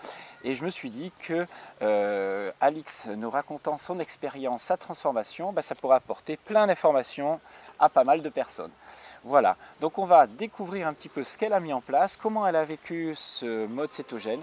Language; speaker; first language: French; native; French